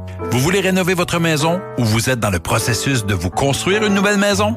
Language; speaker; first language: French; native; French